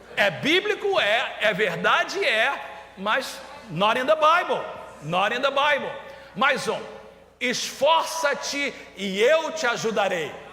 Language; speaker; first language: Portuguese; native; Portuguese